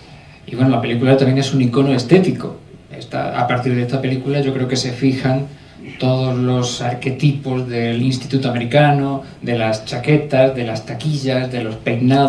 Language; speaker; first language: Spanish; native; Spanish